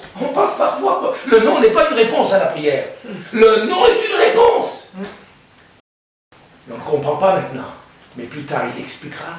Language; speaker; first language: French; native; French